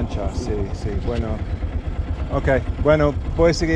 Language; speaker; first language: Spanish; non-native, learner; English